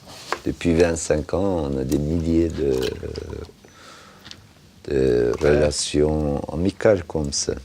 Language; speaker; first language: French; non-native, learner; Turkish